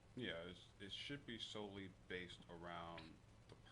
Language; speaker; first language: English; native; English